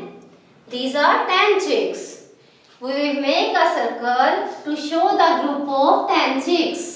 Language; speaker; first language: English; non-native, local second language; Urdu